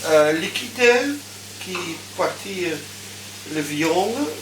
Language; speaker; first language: French; non-native, learner; Dutch